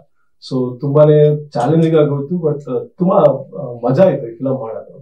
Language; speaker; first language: Kannada; native; Kannada